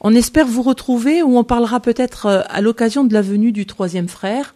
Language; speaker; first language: French; native; French